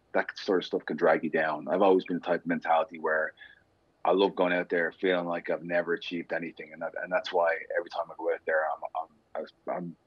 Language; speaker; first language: English; native; English